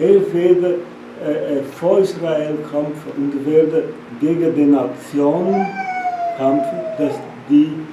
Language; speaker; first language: German; non-native, learner; Portuguese